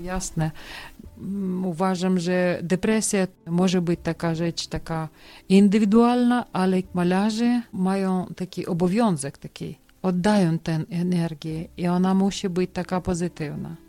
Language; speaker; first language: Polish; non-native, learner; Ukrainian